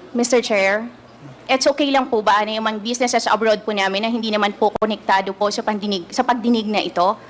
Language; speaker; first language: Filipino; native; Filipino